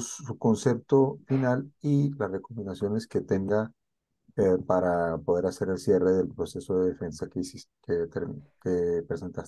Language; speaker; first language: Spanish; native; Spanish